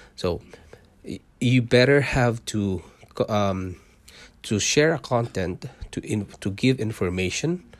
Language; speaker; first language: English; non-native, local second language; Cebuano